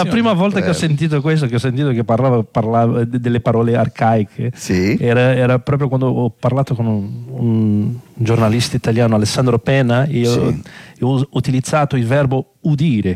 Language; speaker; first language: Italian; non-native, fluent; Portuguese